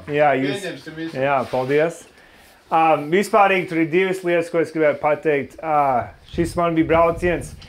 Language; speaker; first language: Latvian; early bilingual, other home language; English